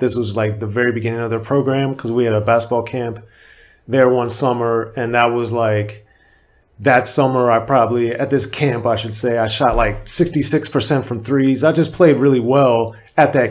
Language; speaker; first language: English; native; English